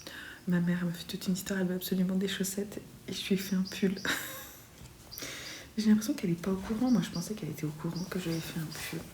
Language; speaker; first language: French; native; French